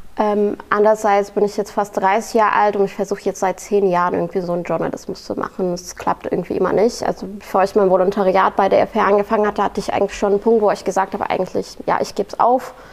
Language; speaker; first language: German; non-native, fluent; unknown